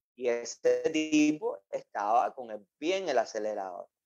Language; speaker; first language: Spanish; native; Spanish